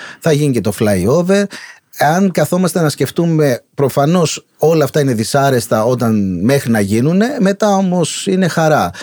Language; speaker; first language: Greek; native; Greek